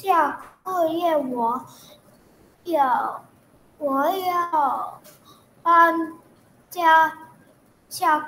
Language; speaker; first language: Chinese; non-native, learner; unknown